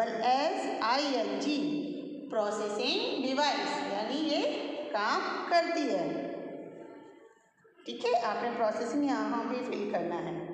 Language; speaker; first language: Hindi; native; Hindi